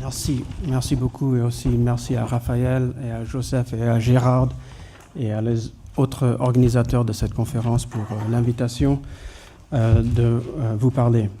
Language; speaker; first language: French; non-native, fluent; English